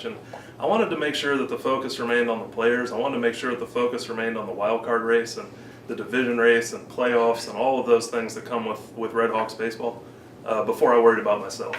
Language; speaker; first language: English; native; English